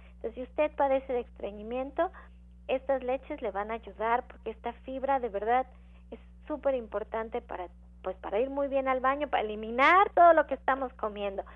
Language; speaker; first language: Spanish; native; Spanish